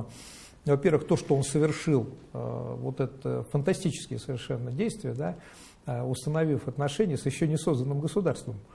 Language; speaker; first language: Russian; native; Russian